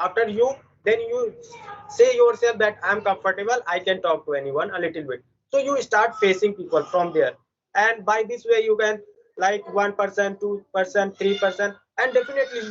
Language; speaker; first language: English; non-native, local second language; Hindi